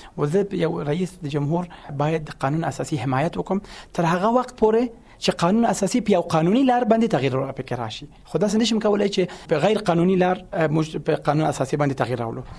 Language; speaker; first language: Pashto; non-native, local second language; Persian